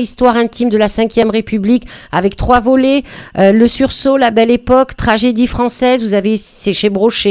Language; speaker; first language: French; native; French